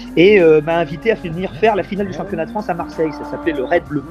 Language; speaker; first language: French; native; French